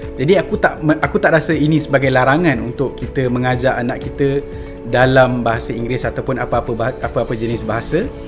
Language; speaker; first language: Malay; native; Malay